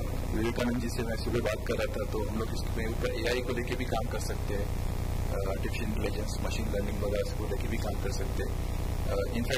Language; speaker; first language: Hindi; non-native, local second language; Marathi